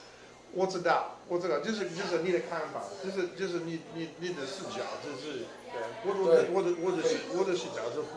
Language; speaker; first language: Chinese; non-native, learner; English